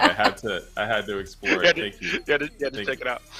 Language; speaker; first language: English; native; English